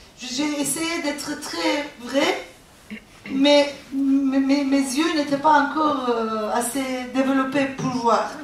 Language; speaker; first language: French; non-native, fluent; Turkish